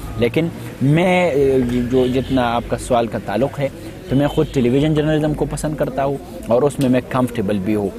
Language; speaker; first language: Urdu; non-native, local second language; Pashto